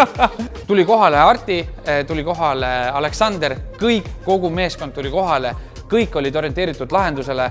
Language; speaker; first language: Estonian; native; Estonian